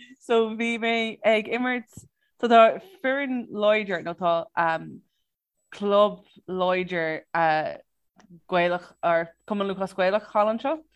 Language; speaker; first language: Irish; non-native, local second language; English